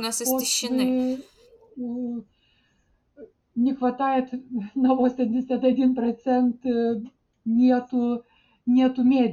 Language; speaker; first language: Russian; non-native, fluent; Lithuanian